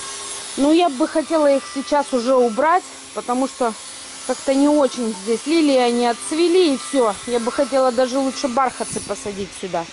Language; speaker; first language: Russian; native; Russian